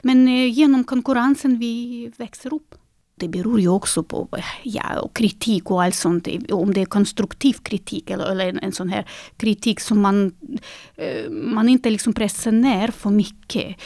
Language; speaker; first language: Swedish; non-native, fluent; Russian